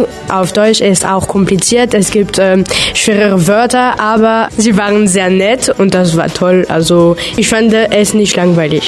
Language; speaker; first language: German; non-native, learner; French